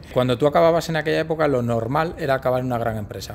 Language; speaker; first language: Spanish; native; Spanish